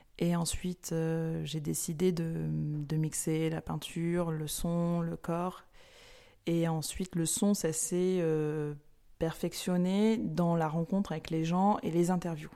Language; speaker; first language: French; native; French